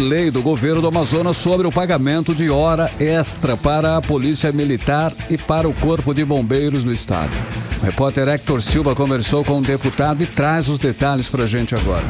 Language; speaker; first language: Portuguese; native; Portuguese